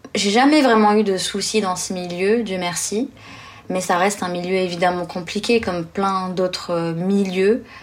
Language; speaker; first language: French; early bilingual, other home language; Arabic